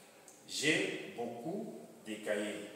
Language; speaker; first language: French; non-native, fluent; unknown